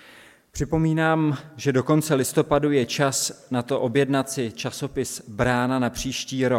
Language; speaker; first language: Czech; native; Czech